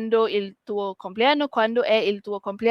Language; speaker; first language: Italian; non-native, fluent; Malay